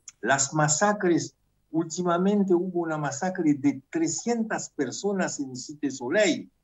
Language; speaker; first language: Spanish; non-native, fluent; Haitian Creole